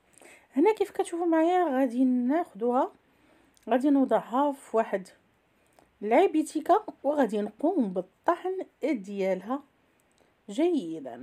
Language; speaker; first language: Arabic; native; Arabic